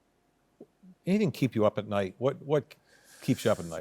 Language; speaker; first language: English; native; English